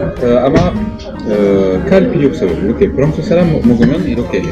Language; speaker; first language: Korean; non-native, learner; French